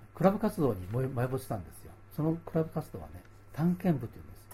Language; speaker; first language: Japanese; native; Japanese